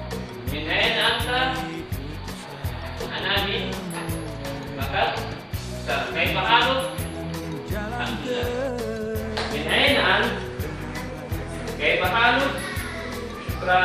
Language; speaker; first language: Arabic; non-native, learner; Indonesian